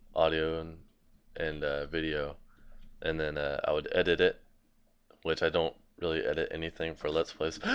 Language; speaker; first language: English; native; English